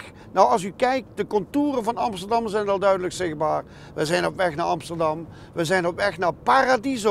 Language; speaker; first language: Dutch; native; Dutch